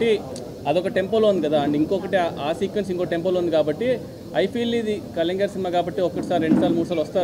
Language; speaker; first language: Telugu; native; Telugu